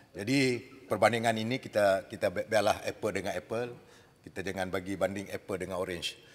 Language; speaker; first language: Malay; native; Malay